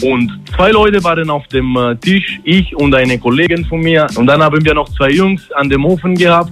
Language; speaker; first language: German; non-native, learner; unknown